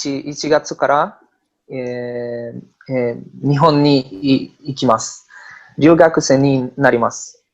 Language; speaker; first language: Japanese; non-native, learner; Italian